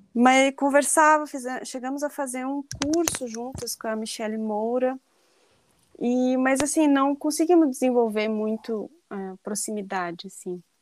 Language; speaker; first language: Portuguese; native; Portuguese